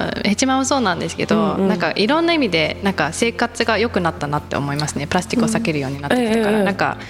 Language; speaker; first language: Japanese; early bilingual, heritage; Japanese